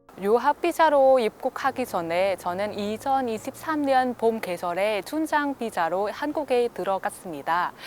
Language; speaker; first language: Korean; non-native, fluent; Vietnamese